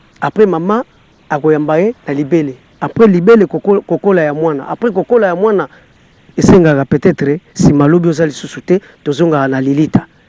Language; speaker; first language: Lingala; non-native, local second language; Kongo